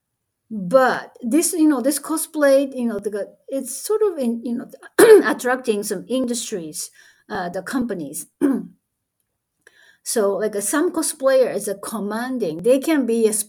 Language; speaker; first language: English; non-native, fluent; Japanese